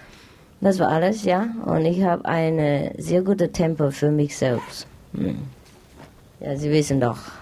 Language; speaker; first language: German; non-native, learner; Vietnamese